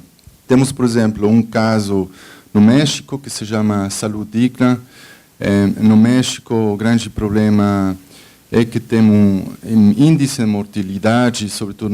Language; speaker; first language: Portuguese; non-native, fluent; Spanish